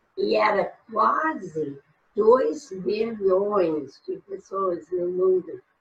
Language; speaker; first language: Portuguese; non-native, fluent; English